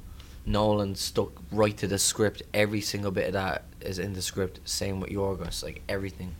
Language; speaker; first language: English; native; English